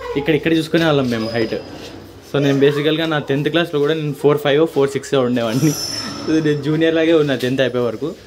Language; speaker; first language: Telugu; non-native, local second language; Urdu